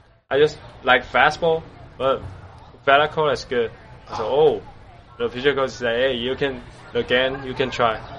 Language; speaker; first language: English; non-native, learner; Chinese